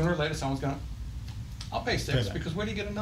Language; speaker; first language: English; native; English